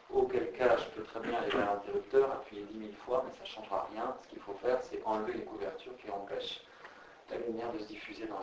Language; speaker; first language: French; native; French